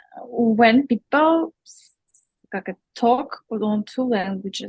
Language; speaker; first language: English; non-native, learner; Russian